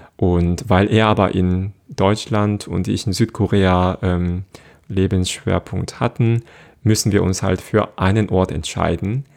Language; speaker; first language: German; non-native, fluent; Korean